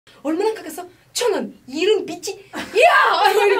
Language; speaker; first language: Korean; non-native, fluent; Arabic